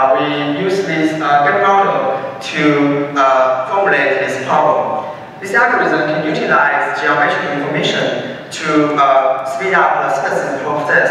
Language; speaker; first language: English; non-native, fluent; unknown